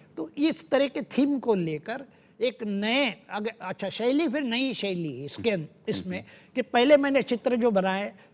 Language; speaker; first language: Hindi; non-native, local second language; Gujarati